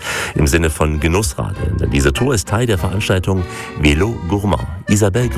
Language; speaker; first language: German; native; German